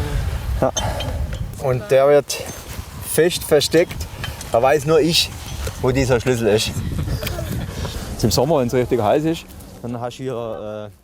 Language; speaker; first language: German; native; German